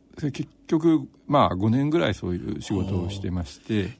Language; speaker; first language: Japanese; native; Japanese